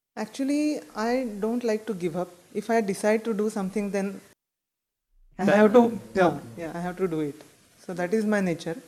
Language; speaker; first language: English; non-native, local second language; Marathi